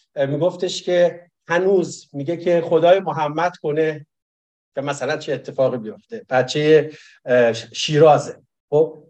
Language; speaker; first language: Persian; native; Persian